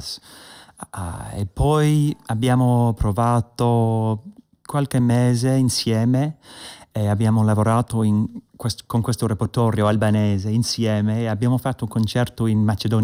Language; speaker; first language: Italian; non-native, learner; English